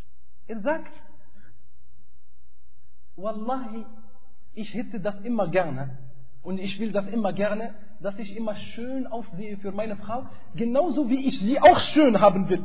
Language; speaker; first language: German; non-native, fluent; Arabic